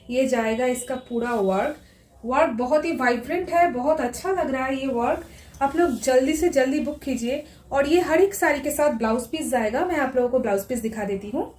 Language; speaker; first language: Hindi; non-native, local second language; Bangla